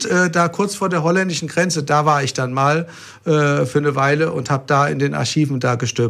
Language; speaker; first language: German; native; German